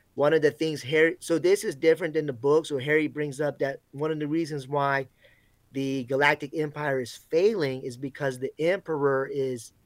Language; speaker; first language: English; native; English